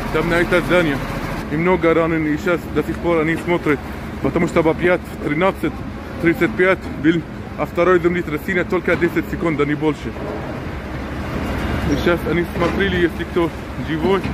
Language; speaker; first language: Russian; non-native, learner; Arabic